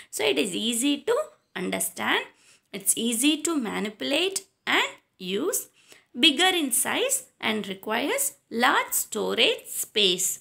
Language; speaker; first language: English; non-native, local second language; Tamil